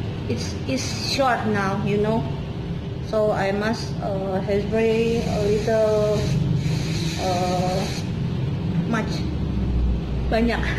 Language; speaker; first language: English; non-native, learner; Indonesian